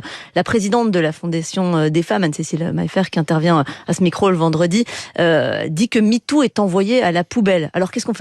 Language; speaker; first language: French; native; French